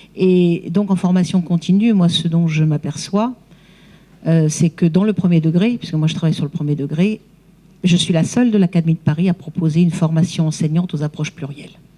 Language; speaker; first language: French; native; French